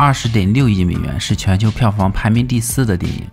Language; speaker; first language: Chinese; native; Chinese